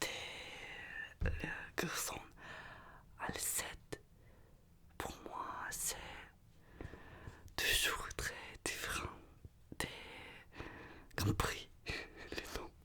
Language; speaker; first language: French; non-native, learner; Russian